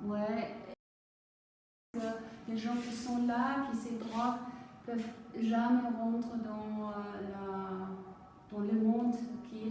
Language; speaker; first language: French; non-native, fluent; German